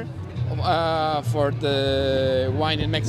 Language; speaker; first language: English; non-native, learner; Spanish